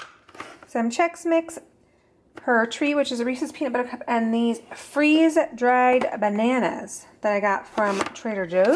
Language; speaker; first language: English; native; English